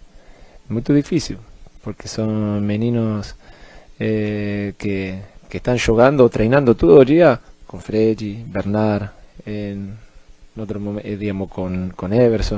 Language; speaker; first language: Portuguese; non-native, fluent; Spanish